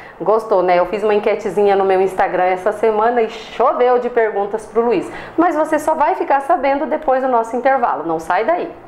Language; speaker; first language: Portuguese; native; Portuguese